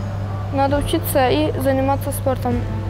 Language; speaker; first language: Russian; non-native, local second language; Uzbek